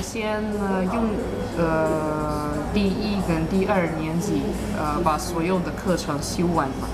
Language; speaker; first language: Chinese; non-native, fluent; Russian